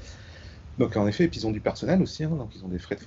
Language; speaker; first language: French; native; French